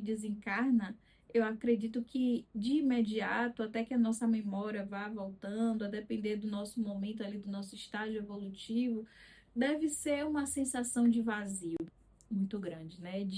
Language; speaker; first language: Portuguese; native; Portuguese